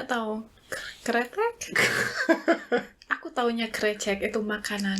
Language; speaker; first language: Indonesian; native; Indonesian